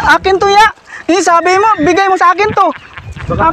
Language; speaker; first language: Filipino; non-native, local second language; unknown